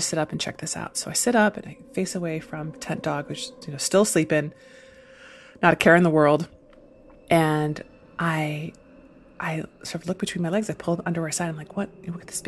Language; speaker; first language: English; native; English